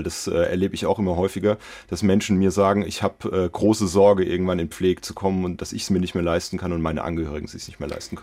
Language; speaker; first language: German; native; German